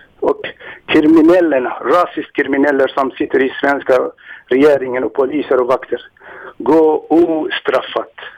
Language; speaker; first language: Swedish; non-native, learner; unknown